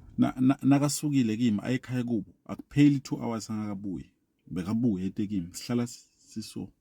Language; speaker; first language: Zulu; non-native, local second language; Swati